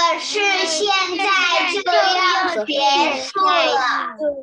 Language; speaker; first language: Chinese; early bilingual, heritage; Chinese